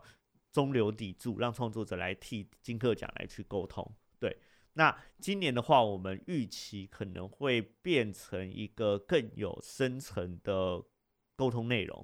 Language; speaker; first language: Chinese; native; Chinese